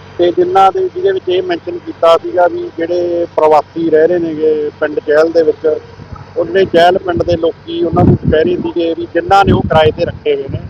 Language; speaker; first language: Punjabi; native; Punjabi